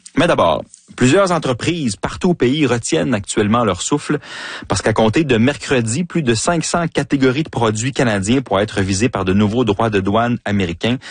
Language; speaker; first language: French; native; French